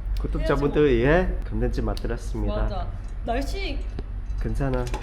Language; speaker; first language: Korean; non-native, fluent; Vietnamese